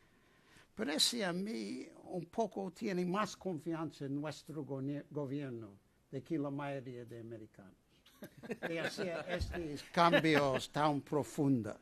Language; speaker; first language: Spanish; non-native, fluent; English